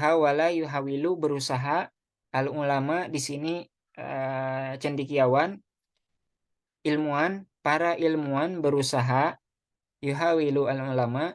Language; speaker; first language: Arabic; non-native, fluent; Indonesian